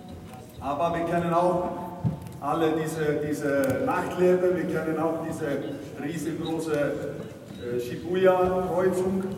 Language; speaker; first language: German; non-native, fluent; Icelandic